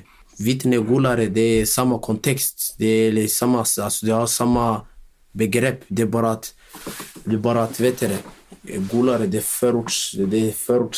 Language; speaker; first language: Swedish; non-native, local second language; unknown